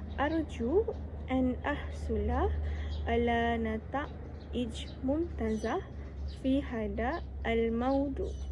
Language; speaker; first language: Arabic; non-native, learner; Malay